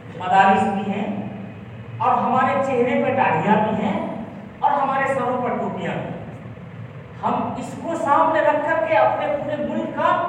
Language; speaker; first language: Urdu; native; Urdu